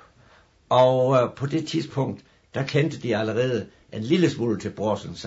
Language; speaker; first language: Danish; native; Danish